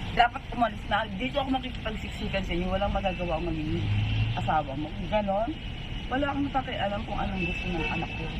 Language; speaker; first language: Filipino; non-native, local second language; Cebuano